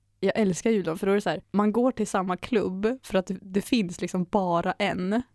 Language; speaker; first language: Swedish; native; Swedish